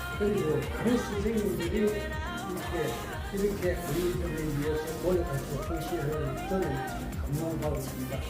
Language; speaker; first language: Korean; native; Korean